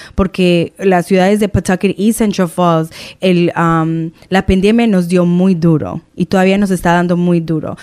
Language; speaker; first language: Spanish; early bilingual, heritage; Spanish